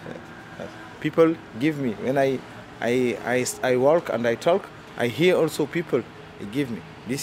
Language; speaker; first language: English; non-native, learner; Arabic